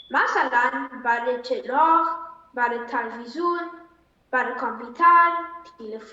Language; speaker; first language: Persian; early bilingual, heritage; Persian